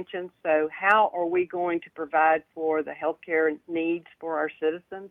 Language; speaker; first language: English; native; English